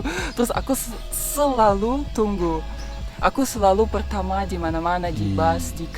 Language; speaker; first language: Indonesian; non-native, fluent; Russian